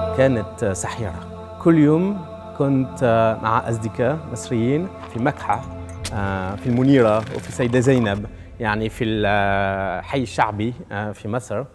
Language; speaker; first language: Arabic; non-native, fluent; French